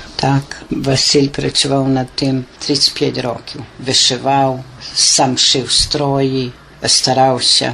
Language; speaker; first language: Ukrainian; early bilingual, heritage; Ukrainian